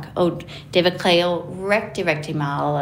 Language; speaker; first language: Danish; non-native, fluent; English